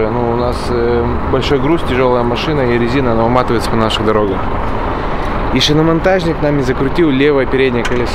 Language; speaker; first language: Russian; native; Russian